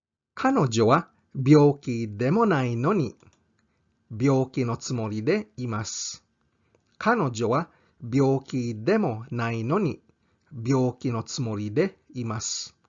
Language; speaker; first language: Japanese; non-native, fluent; English